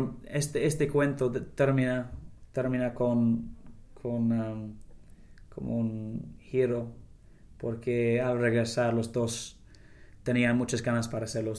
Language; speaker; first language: Spanish; non-native, learner; English